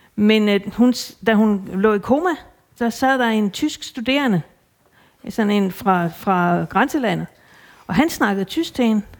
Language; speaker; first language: Danish; native; Danish